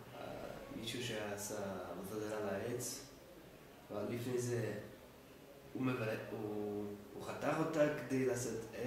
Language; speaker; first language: Hebrew; non-native, learner; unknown